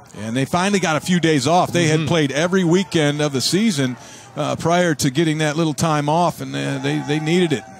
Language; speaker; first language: English; native; English